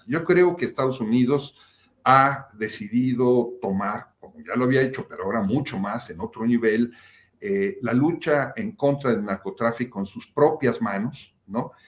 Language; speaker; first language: Spanish; native; Spanish